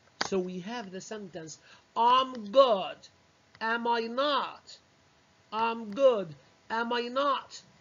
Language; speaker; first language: English; non-native, fluent; Arabic